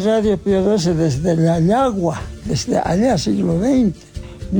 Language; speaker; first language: Spanish; non-native, local second language; Aymara